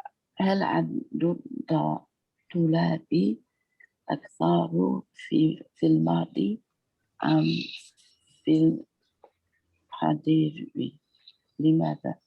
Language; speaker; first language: Arabic; non-native, learner; English